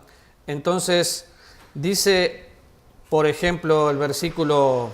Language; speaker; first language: Spanish; native; Spanish